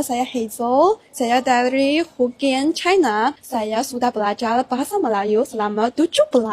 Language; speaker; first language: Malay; non-native, learner; Chinese